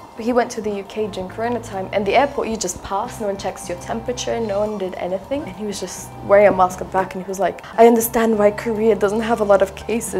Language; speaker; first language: English; native; English